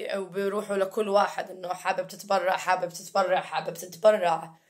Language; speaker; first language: Arabic; early bilingual, heritage; Arabic